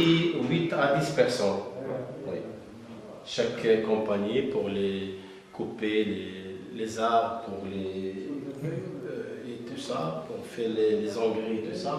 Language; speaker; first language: French; non-native, local second language; Arabic